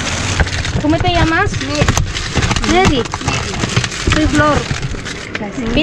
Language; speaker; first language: Spanish; non-native, learner; Filipino